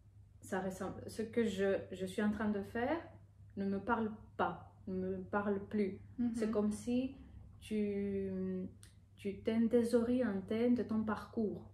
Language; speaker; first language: French; non-native, fluent; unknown